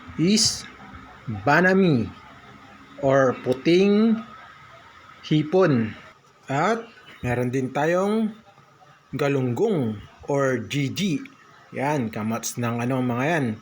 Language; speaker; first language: Filipino; non-native, local second language; Pangasinan